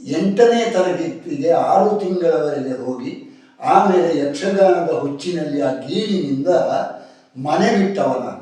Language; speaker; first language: Kannada; non-native, local second language; Tulu